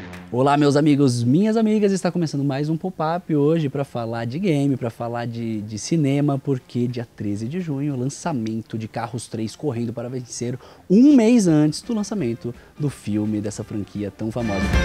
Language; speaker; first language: Portuguese; native; Portuguese